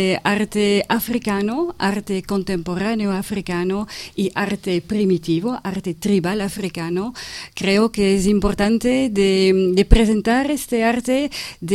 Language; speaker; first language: Spanish; non-native, fluent; French